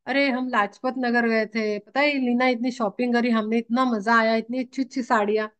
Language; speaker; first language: Hindi; non-native, local second language; Marathi